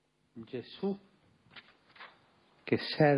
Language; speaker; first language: Italian; non-native, fluent; Spanish